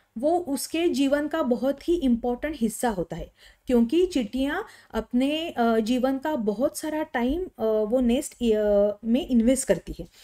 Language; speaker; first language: Hindi; non-native, local second language; Marathi